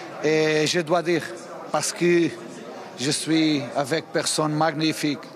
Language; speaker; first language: French; non-native, fluent; Portuguese